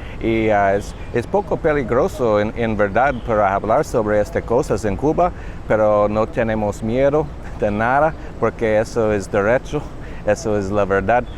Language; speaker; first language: Spanish; non-native, learner; English